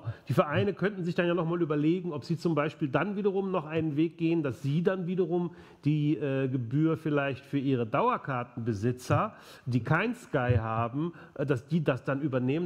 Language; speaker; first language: German; native; German